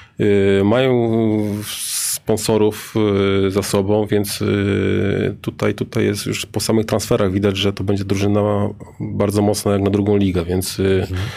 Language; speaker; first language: Polish; native; Polish